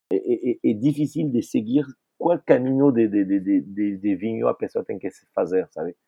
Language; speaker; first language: Portuguese; non-native, fluent; French